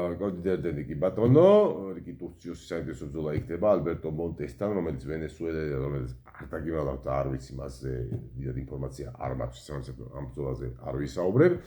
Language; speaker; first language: Georgian; native; Georgian